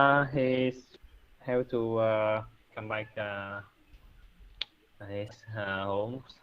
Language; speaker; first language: English; non-native, learner; Vietnamese